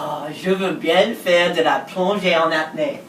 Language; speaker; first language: French; non-native, learner; English